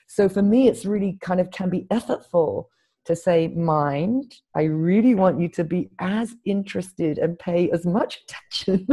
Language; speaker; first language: English; native; English